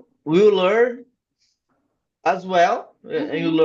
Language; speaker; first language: English; non-native, learner; Portuguese